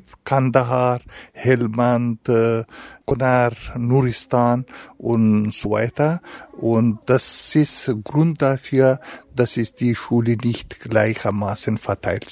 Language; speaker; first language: German; non-native, fluent; Pashto